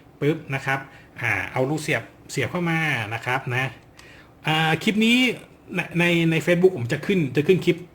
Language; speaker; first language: Thai; native; Thai